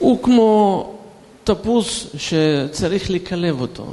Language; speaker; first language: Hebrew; non-native, fluent; Russian